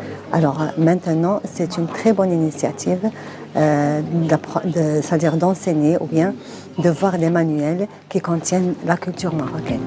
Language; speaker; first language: French; non-native, local second language; Arabic